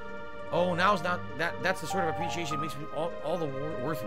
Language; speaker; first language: English; native; English